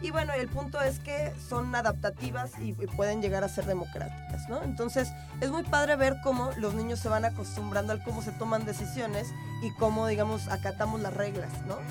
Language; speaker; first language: Spanish; native; Spanish